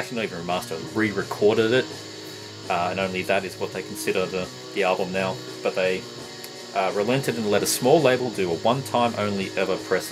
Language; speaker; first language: English; native; English